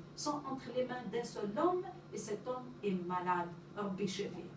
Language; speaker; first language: French; non-native, local second language; Arabic